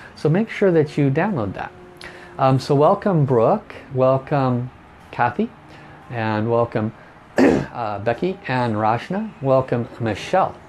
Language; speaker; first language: English; native; English